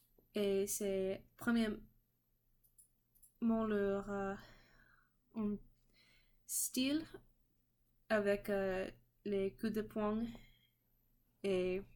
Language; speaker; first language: French; non-native, learner; English